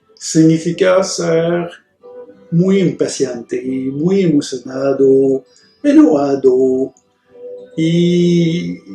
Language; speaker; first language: Spanish; non-native, fluent; French